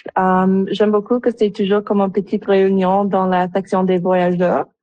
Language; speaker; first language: French; non-native, local second language; English